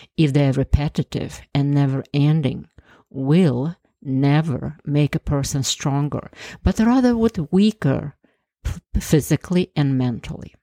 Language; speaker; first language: English; non-native, fluent; Ukrainian